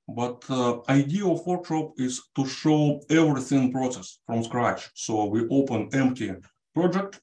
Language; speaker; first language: English; non-native, fluent; Russian